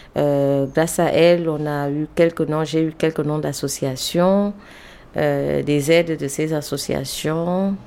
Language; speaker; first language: French; native; French